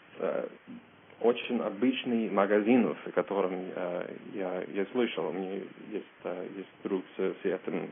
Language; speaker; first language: Russian; non-native, learner; English